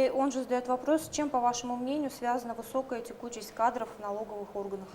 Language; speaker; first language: Russian; native; Russian